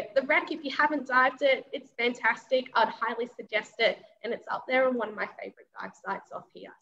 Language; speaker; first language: English; native; English